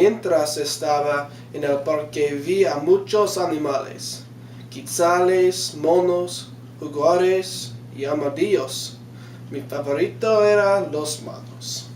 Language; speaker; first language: Spanish; non-native, learner; English